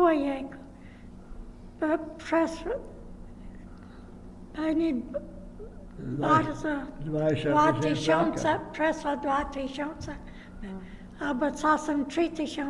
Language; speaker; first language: Polish; early bilingual, heritage; Polish